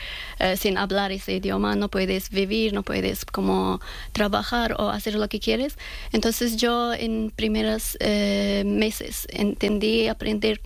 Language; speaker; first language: Spanish; non-native, learner; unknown